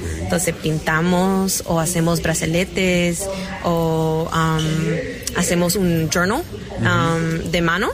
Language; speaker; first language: Spanish; early bilingual, heritage; Spanish